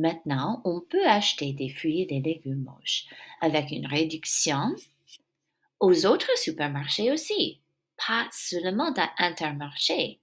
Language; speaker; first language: French; non-native, fluent; English